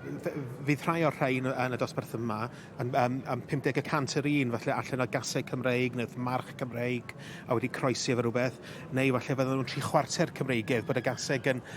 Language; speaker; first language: Welsh; native; Welsh